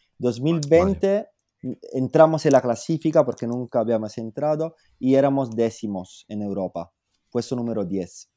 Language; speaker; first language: Spanish; non-native, fluent; Italian